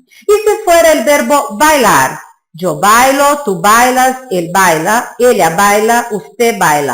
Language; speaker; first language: Spanish; non-native, fluent; Portuguese